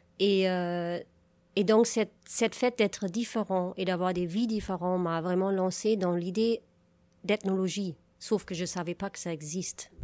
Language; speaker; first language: French; non-native, fluent; German